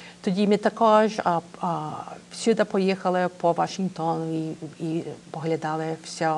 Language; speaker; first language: Ukrainian; early bilingual, heritage; English